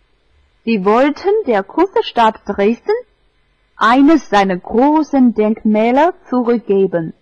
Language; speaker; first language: German; non-native, fluent; Chinese